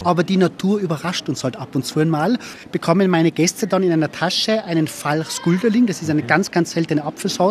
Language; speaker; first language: German; native; German